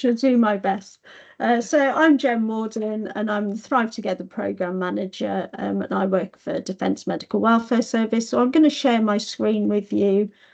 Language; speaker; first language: English; native; English